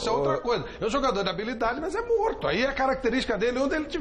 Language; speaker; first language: Portuguese; native; Portuguese